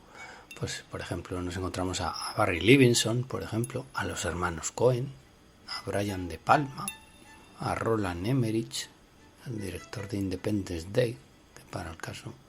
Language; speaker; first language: Spanish; native; Spanish